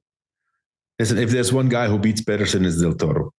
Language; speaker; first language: English; non-native, fluent; Dutch